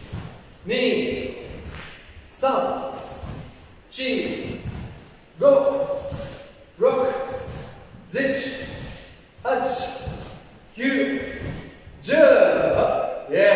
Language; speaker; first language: English; non-native, learner; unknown